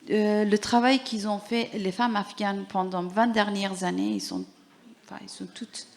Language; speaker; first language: French; non-native, learner; Persian